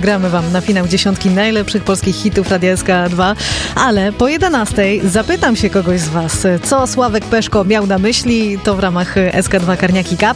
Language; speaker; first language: Polish; native; Polish